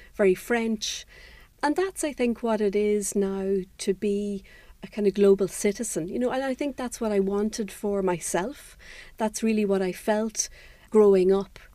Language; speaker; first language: English; native; English